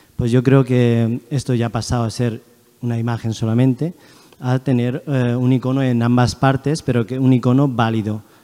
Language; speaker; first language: Spanish; early bilingual, other home language; Chinese